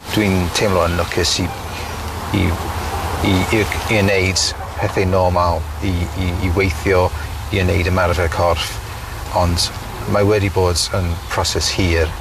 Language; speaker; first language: Welsh; non-native, local second language; English